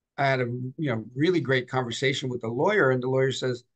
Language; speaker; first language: English; native; English